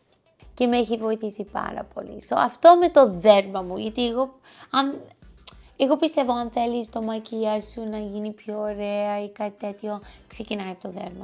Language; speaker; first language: Greek; early bilingual, heritage; English